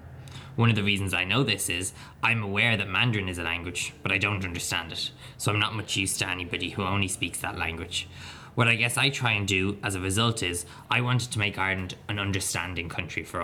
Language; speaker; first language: English; native; English